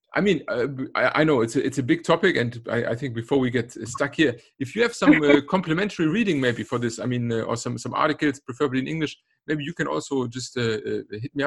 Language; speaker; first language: English; non-native, fluent; German